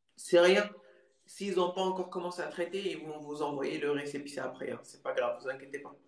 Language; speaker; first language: French; native; French